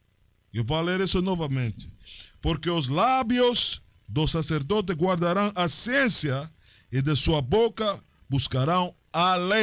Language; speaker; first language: Portuguese; non-native, learner; Spanish